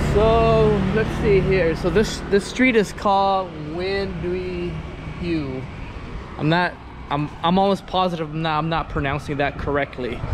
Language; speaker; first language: English; early bilingual, other home language; Vietnamese